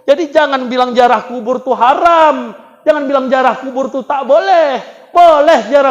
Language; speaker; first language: Indonesian; native; Indonesian